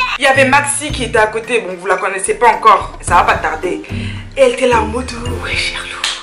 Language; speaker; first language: French; early bilingual, other home language; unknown